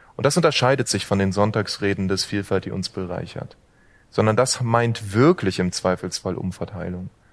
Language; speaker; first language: German; native; German